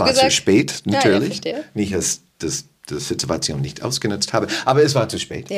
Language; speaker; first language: German; non-native, fluent; English